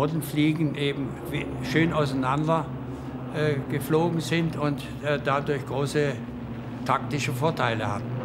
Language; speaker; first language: German; native; German